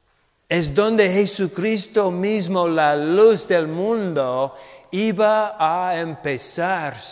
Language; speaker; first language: Spanish; non-native, fluent; English